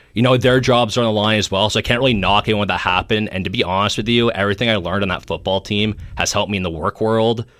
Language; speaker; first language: English; native; English